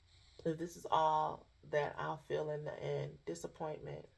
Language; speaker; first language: English; native; English